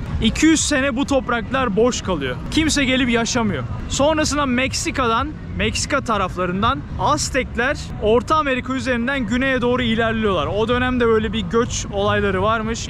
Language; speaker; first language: Turkish; native; Turkish